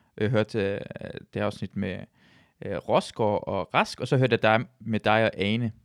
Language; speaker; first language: Danish; early bilingual, other home language; Persian